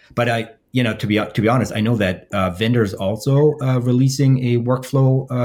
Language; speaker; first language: English; non-native, fluent; German